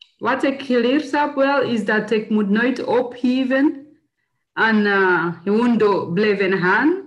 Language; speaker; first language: Dutch; non-native, learner; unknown